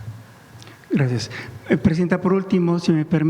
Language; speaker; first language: Spanish; native; Spanish